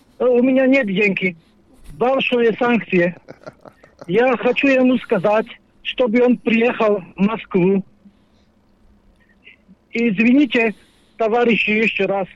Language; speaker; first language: Russian; non-native, learner; Slovak